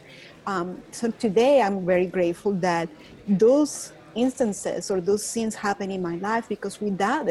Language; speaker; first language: English; non-native, fluent; Spanish